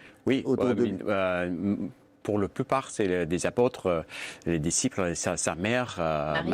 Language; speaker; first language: French; non-native, learner; English